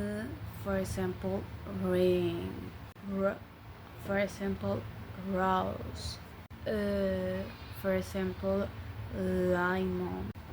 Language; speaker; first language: English; non-native, learner; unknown